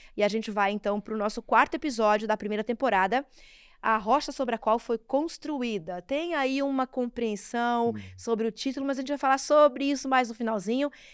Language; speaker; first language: Portuguese; native; Portuguese